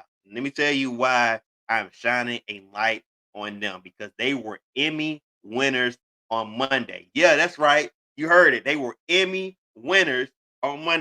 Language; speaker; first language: English; native; English